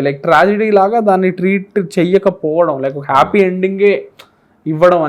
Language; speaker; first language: Telugu; native; Telugu